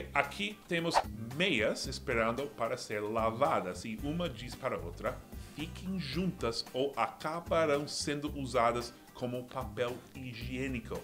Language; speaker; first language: Portuguese; non-native, fluent; English